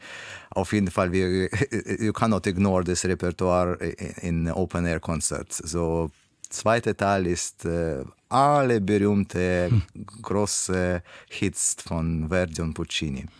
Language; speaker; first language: German; non-native, learner; Russian